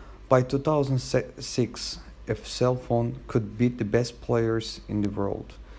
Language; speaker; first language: English; non-native, fluent; Azerbaijani